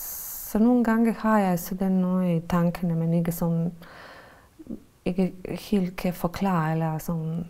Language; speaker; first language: Danish; non-native, fluent; Bosnian